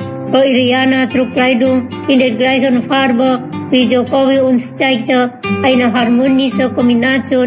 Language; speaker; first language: German; non-native, fluent; Indonesian